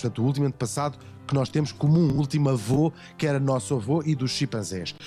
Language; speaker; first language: Portuguese; native; Portuguese